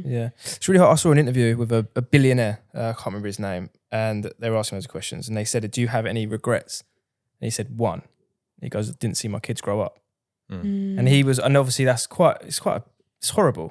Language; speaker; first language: English; native; English